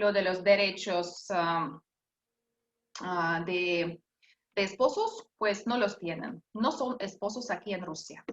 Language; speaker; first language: Spanish; non-native, fluent; Russian